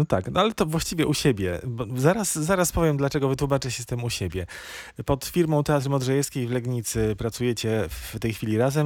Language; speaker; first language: Polish; native; Polish